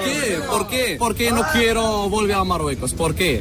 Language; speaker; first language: Spanish; non-native, learner; Arabic